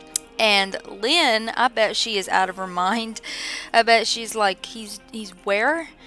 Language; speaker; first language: English; native; English